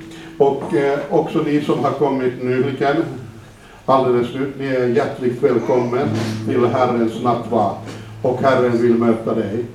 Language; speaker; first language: Swedish; non-native, fluent; Finnish